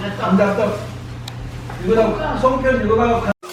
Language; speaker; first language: Korean; native; Korean